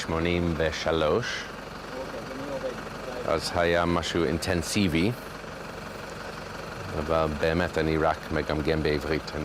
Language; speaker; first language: Hebrew; non-native, learner; English